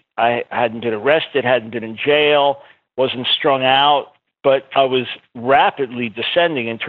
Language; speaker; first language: English; native; English